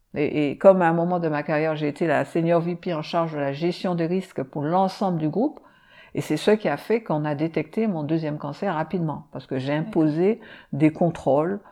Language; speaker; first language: French; native; French